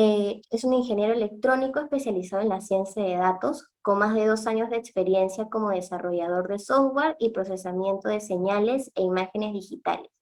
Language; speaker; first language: Spanish; native; Spanish